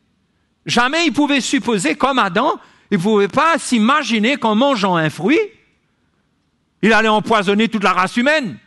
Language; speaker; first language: French; native; French